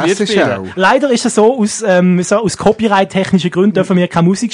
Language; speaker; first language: German; native; German